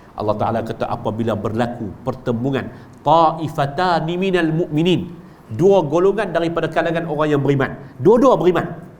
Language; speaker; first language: Malay; native; Malay